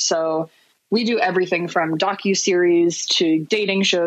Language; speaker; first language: English; native; English